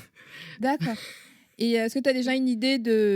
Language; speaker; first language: French; native; French